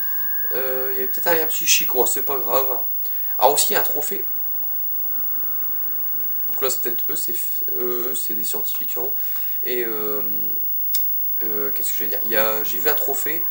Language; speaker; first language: French; native; French